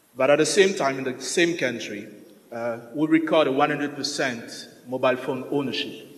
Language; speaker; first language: English; non-native, fluent; French